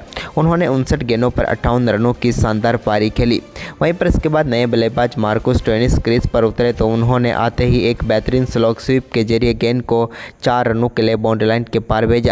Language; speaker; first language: Hindi; native; Hindi